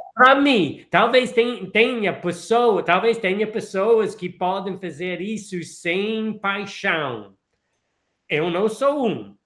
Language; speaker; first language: Portuguese; non-native, fluent; English